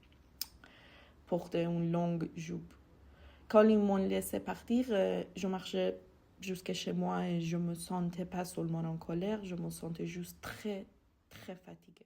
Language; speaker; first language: French; non-native, fluent; Persian